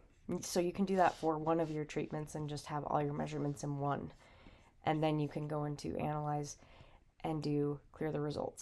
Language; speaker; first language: English; native; English